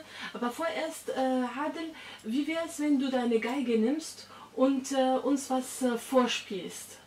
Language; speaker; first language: German; non-native, fluent; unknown